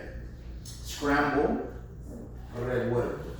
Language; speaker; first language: Spanish; non-native, learner; English